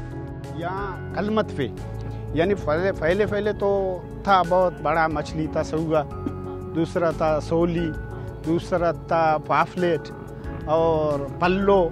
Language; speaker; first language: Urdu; non-native, local second language; Baluchi